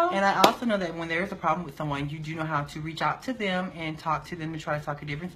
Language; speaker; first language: English; native; English